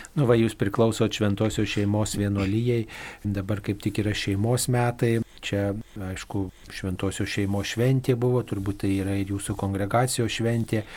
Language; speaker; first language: Lithuanian; native; Lithuanian